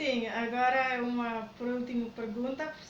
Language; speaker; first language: Portuguese; non-native, learner; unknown